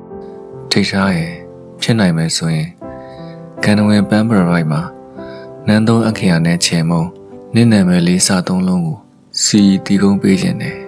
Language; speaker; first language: Burmese; native; Burmese